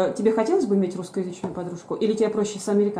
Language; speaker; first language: Russian; native; Russian